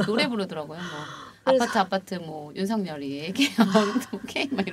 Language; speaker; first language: Korean; native; Korean